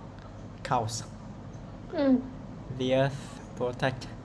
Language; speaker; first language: English; non-native, learner; Vietnamese